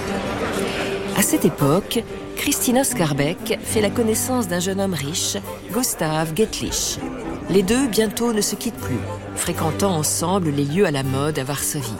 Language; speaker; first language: French; native; French